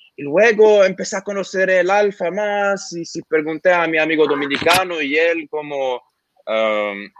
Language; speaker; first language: Spanish; non-native, fluent; Arabic